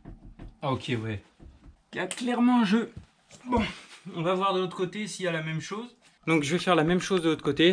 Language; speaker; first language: French; native; French